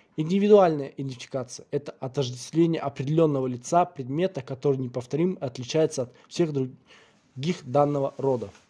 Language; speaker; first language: Russian; non-native, local second language; Kazakh